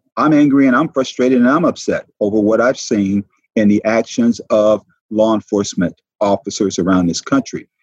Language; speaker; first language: English; native; English